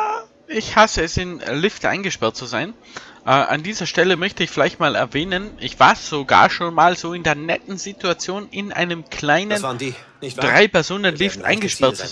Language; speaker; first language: German; native; German